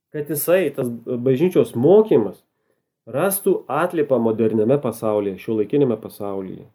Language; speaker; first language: Lithuanian; native; Lithuanian